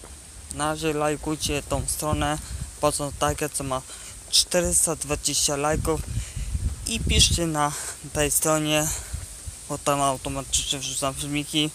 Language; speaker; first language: Polish; native; Polish